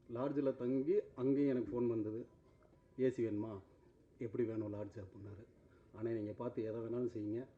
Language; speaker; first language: Tamil; native; Tamil